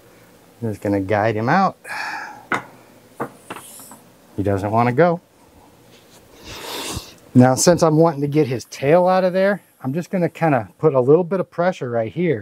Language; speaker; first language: English; native; English